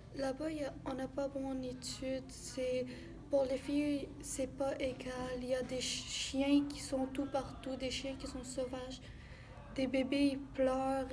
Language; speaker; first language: French; early bilingual, other home language; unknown